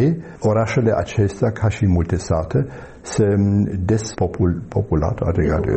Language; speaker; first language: Romanian; non-native, fluent; German